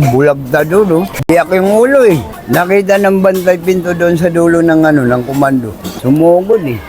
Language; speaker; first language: Filipino; non-native, local second language; Waray